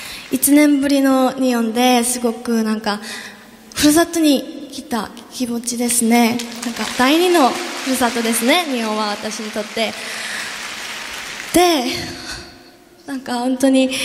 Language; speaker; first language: Japanese; non-native, fluent; Korean